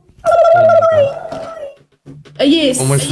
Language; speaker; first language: English; non-native, learner; Korean